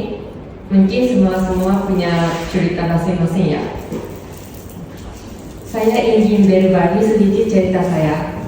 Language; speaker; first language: Indonesian; non-native, fluent; Japanese